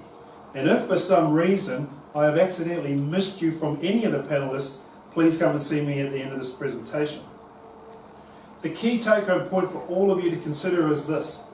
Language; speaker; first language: English; native; English